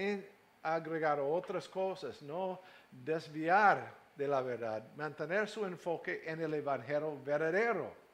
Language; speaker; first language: Spanish; non-native, fluent; English